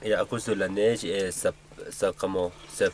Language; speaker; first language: French; non-native, learner; Sherpa